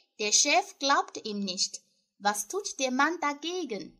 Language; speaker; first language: German; non-native, fluent; Chinese